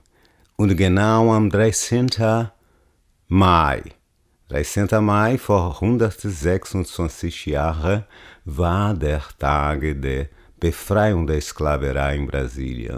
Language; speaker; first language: German; non-native, learner; Portuguese